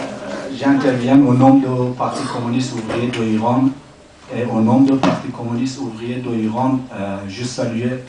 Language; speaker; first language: French; non-native, learner; Persian